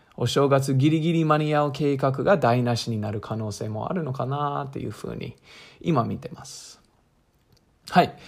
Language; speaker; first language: Japanese; non-native, fluent; English